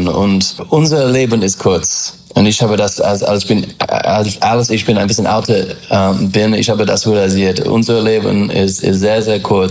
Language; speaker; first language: German; non-native, learner; English